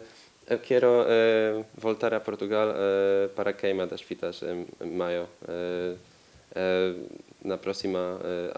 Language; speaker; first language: Portuguese; non-native, learner; Polish